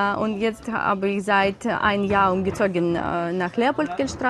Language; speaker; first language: German; non-native, learner; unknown